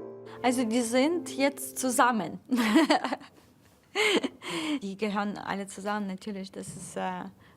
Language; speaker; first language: German; non-native, fluent; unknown